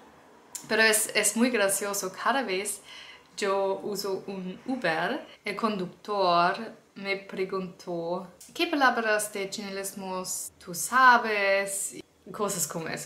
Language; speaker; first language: Spanish; non-native, learner; German